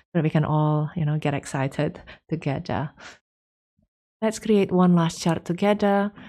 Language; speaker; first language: English; non-native, fluent; Indonesian